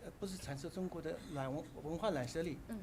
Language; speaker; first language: Chinese; native; Chinese